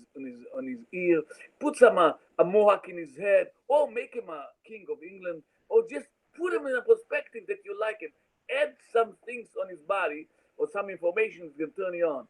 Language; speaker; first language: English; non-native, learner; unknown